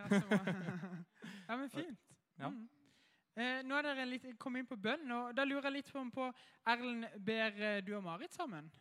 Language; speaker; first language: Norwegian; native; Norwegian